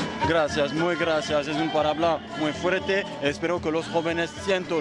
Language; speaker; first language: Spanish; non-native, learner; Arabic